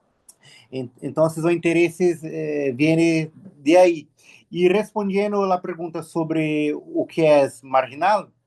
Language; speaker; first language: Spanish; non-native, learner; Portuguese